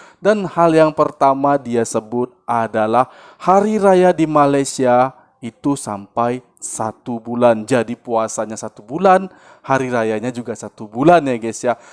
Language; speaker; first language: Indonesian; native; Indonesian